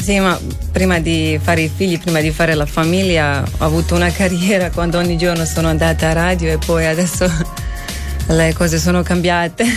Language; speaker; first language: Italian; non-native, learner; Croatian